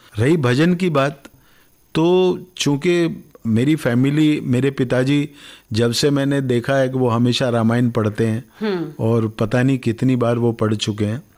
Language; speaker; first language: Hindi; native; Hindi